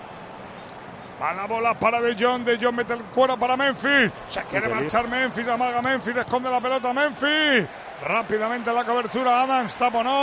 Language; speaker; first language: Spanish; native; Spanish